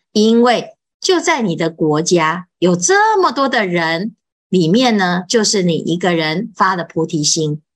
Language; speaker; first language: Chinese; native; Chinese